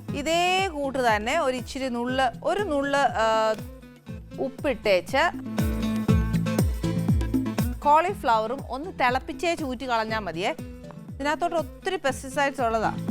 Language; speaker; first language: Malayalam; native; Malayalam